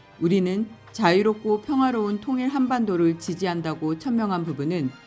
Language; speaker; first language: Korean; native; Korean